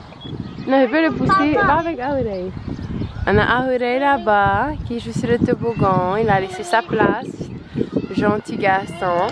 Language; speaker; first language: French; native; French